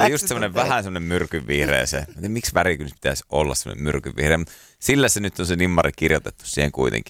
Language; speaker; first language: Finnish; native; Finnish